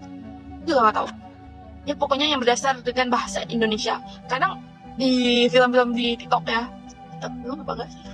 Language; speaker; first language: Indonesian; non-native, local second language; Malay